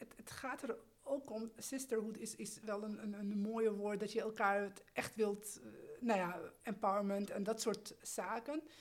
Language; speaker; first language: Dutch; early bilingual, other home language; Albanian